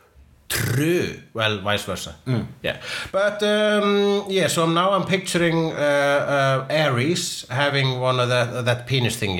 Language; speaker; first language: English; non-native, fluent; Icelandic